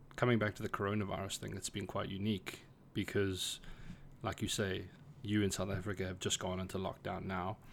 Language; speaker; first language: English; native; English